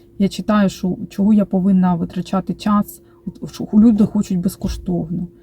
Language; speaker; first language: Ukrainian; non-native, local second language; Russian